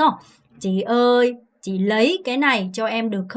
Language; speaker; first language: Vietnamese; non-native, fluent; Korean